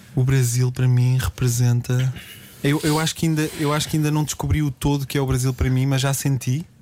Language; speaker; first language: Portuguese; native; Portuguese